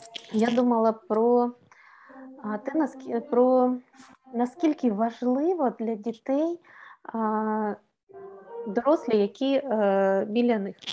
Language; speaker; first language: Ukrainian; native; Ukrainian